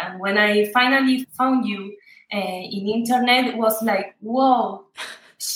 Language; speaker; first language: English; non-native, fluent; Spanish